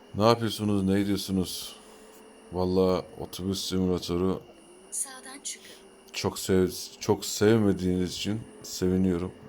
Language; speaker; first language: Turkish; early bilingual, heritage; Turkish